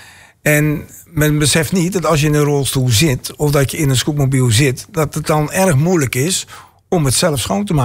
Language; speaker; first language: Dutch; native; Dutch